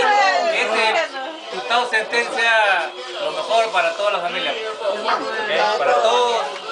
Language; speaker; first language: Spanish; native; Spanish